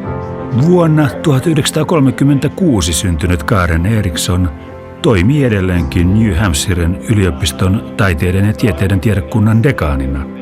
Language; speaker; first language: Finnish; native; Finnish